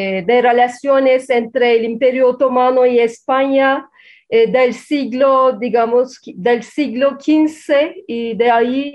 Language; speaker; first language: Spanish; non-native, fluent; Turkish